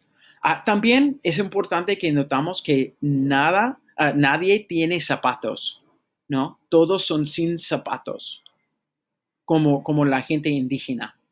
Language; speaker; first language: Spanish; non-native, fluent; English